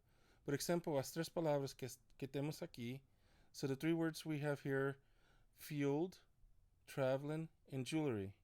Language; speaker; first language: Portuguese; non-native, learner; English